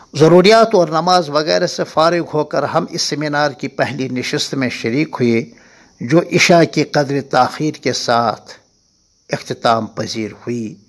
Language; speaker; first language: Urdu; non-native, local second language; Kashmiri